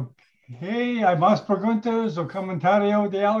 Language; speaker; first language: Spanish; non-native, learner; English